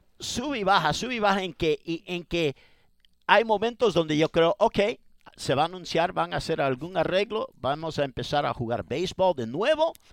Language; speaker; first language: Spanish; early bilingual, heritage; Spanish